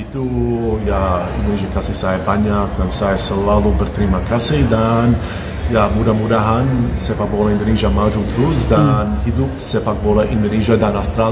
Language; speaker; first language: Indonesian; non-native, fluent; English